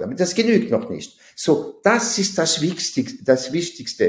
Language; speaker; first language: German; non-native, fluent; French